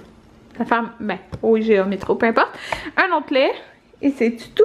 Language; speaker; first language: French; native; French